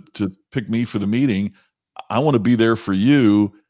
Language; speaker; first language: English; native; English